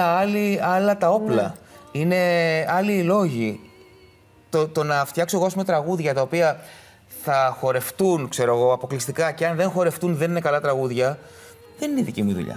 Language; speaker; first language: Greek; native; Greek